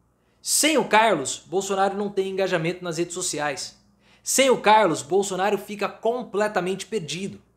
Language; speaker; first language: Portuguese; native; Portuguese